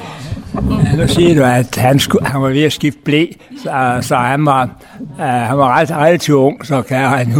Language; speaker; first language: Danish; native; Danish